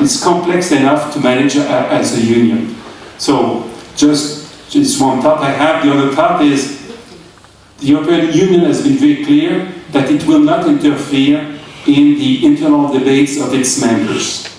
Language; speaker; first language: English; non-native, fluent; French